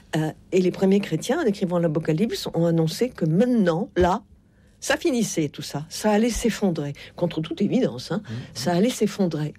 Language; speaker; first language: French; native; French